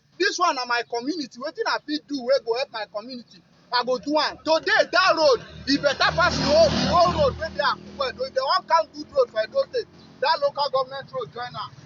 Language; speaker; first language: Nigerian Pidgin; non-native, local second language; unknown